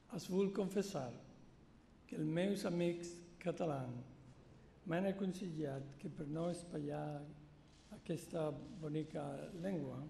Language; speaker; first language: Catalan; non-native, local second language; Spanish